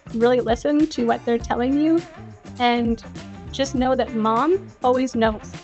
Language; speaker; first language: English; native; English